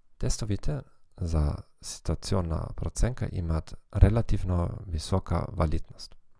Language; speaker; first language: Macedonian; non-native, fluent; German